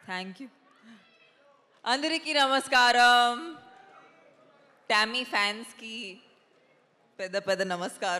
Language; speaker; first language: Telugu; non-native, fluent; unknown